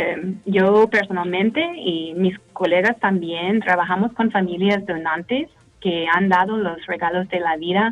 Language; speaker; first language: Spanish; non-native, fluent; English